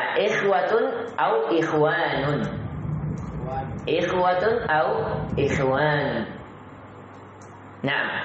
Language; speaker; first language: Arabic; non-native, fluent; Indonesian